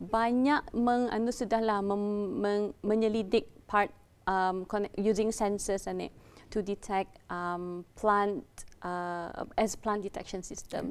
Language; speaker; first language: English; non-native, local second language; Malay